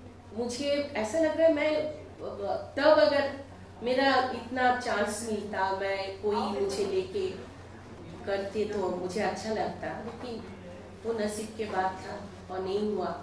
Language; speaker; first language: Hindi; non-native, local second language; Bangla